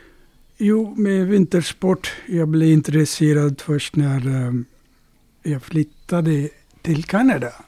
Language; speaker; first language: Swedish; non-native, fluent; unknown